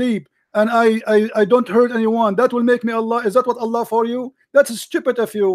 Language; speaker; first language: English; non-native, fluent; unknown